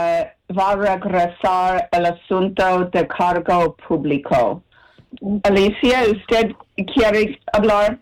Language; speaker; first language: Spanish; non-native, learner; English